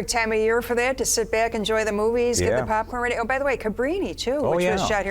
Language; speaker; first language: English; native; English